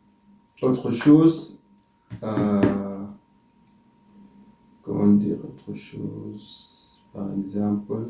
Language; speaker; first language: French; non-native, learner; Arabic